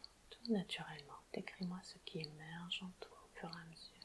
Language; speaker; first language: French; native; French